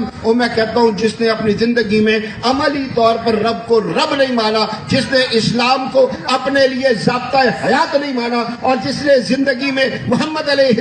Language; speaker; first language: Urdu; non-native, local second language; Punjabi